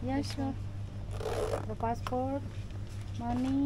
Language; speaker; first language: English; non-native, learner; Indonesian